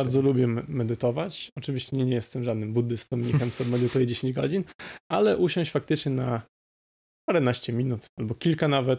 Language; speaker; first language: Polish; native; Polish